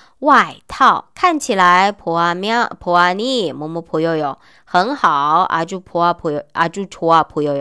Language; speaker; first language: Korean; non-native, learner; Chinese